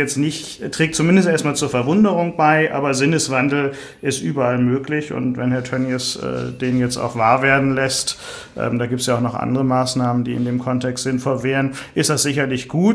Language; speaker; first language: German; native; German